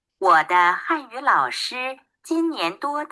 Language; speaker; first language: Chinese; non-native, learner; Bangla